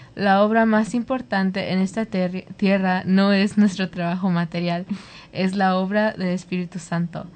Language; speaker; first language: Spanish; early bilingual, heritage; Spanish